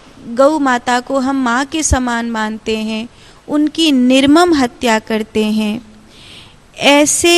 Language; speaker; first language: Hindi; native; Hindi